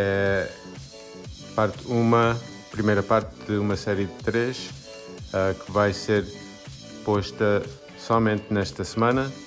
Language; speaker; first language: Portuguese; non-native, fluent; English